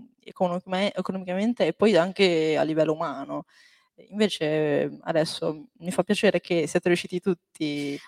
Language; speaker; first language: Italian; early bilingual, other home language; Chinese